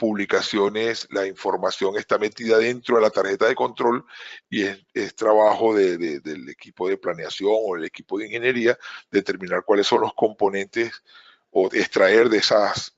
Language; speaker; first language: Spanish; native; Spanish